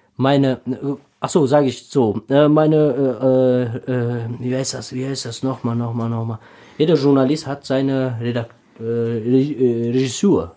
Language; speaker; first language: German; non-native, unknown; Tajik